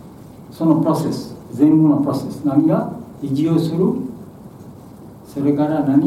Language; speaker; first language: Japanese; non-native, learner; Bangla